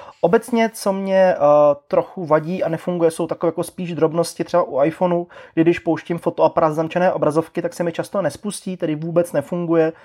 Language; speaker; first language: Czech; native; Czech